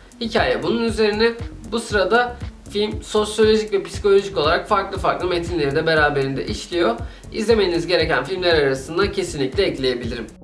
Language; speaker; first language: Turkish; native; Turkish